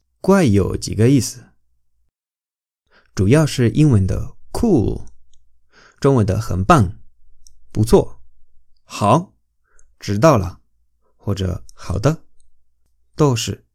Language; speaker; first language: Chinese; non-native, fluent; Spanish